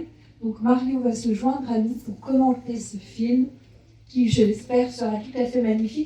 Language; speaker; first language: French; native; French